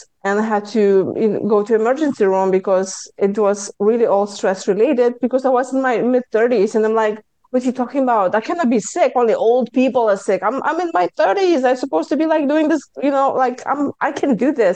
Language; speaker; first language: English; non-native, fluent; Lithuanian